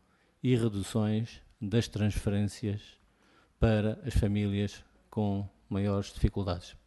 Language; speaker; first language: Portuguese; native; Portuguese